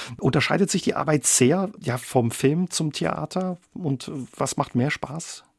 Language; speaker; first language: German; native; German